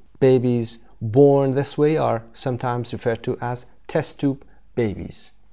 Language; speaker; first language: English; non-native, fluent; Persian